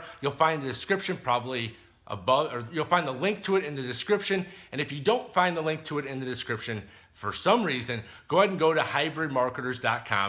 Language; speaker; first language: English; native; English